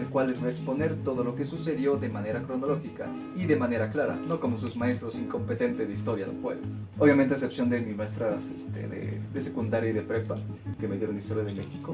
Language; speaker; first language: Spanish; native; Spanish